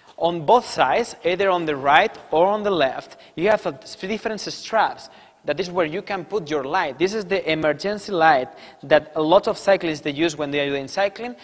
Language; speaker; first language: English; non-native, fluent; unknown